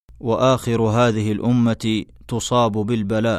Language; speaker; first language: Arabic; native; Arabic